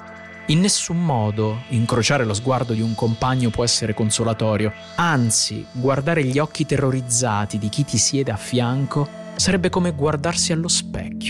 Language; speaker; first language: Italian; native; Italian